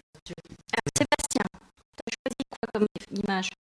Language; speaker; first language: French; native; French